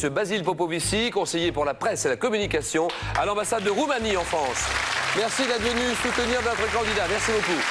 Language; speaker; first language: French; native; French